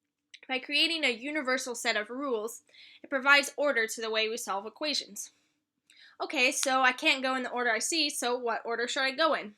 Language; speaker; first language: English; native; English